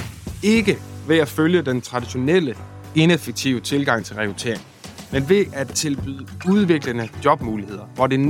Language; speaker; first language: Danish; native; Danish